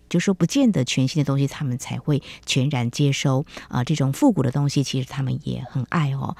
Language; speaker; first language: Chinese; native; Chinese